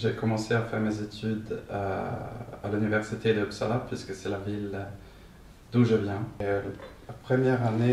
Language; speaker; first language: French; non-native, fluent; Swedish